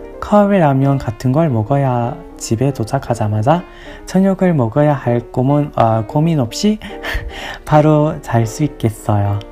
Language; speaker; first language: Korean; non-native, learner; English